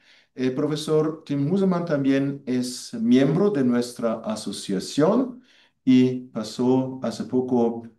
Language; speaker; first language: Spanish; non-native, fluent; German